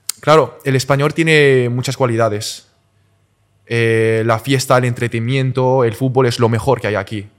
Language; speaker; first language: Spanish; early bilingual, other home language; Chinese